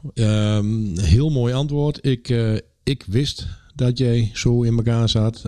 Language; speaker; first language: Dutch; native; Dutch